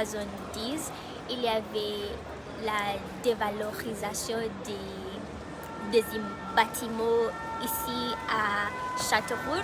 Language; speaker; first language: French; non-native, fluent; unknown